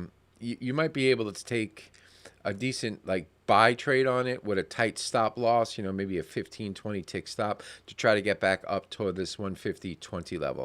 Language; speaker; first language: English; native; English